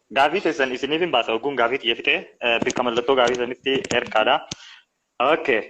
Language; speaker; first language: Oromo; native; Oromo